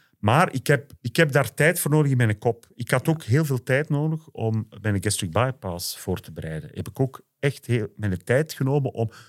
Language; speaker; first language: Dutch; native; Dutch